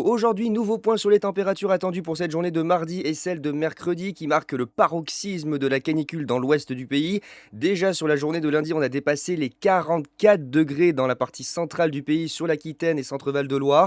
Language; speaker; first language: French; native; French